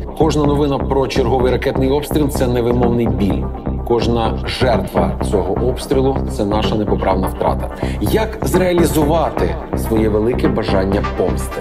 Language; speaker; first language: Ukrainian; native; Ukrainian